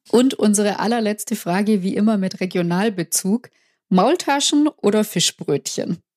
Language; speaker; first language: German; native; German